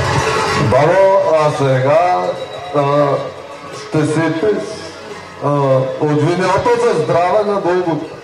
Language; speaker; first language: Bulgarian; native; Bulgarian